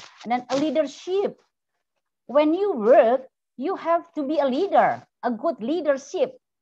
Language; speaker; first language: English; non-native, fluent; Indonesian